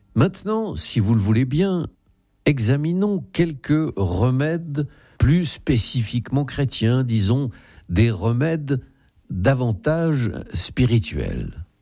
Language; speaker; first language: French; native; French